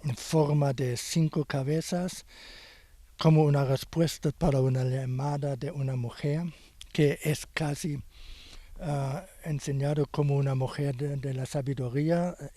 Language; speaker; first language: Spanish; non-native, fluent; German